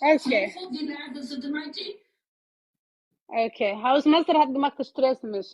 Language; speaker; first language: German; non-native, learner; Oromo